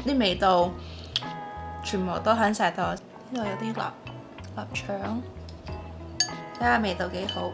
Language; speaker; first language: Cantonese; early bilingual, heritage; Cantonese